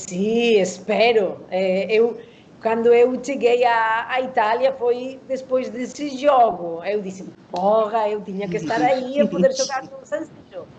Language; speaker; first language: Portuguese; non-native, learner; Spanish